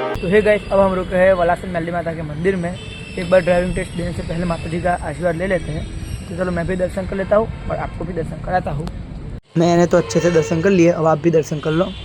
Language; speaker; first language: Hindi; non-native, local second language; Gujarati